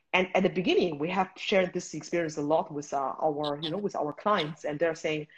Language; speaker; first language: English; non-native, fluent; Chinese